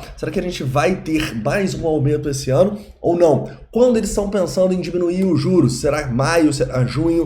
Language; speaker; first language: Portuguese; native; Portuguese